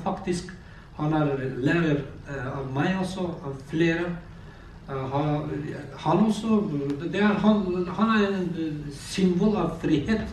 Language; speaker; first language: Norwegian; non-native, learner; Azerbaijani